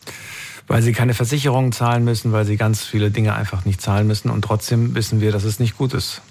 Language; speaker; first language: German; native; German